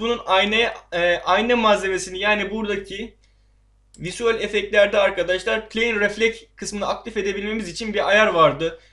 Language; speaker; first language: Turkish; native; Turkish